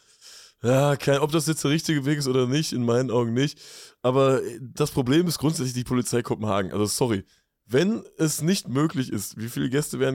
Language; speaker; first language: German; native; German